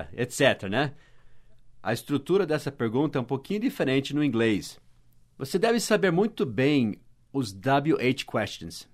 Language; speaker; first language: Portuguese; non-native, fluent; English